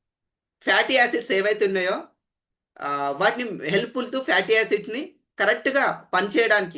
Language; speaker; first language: Telugu; native; Telugu